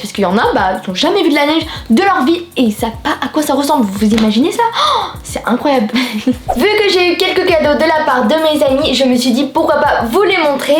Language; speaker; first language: French; native; French